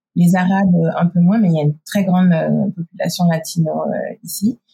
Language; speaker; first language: French; native; French